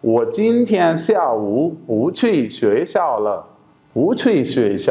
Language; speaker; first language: Chinese; non-native, fluent; Urdu